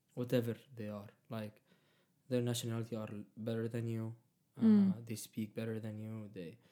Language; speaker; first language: English; non-native, fluent; Arabic